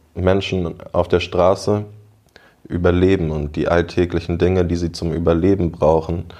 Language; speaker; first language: German; native; German